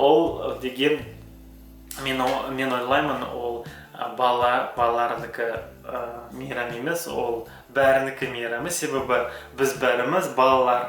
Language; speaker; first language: Kazakh; non-native, local second language; Uyghur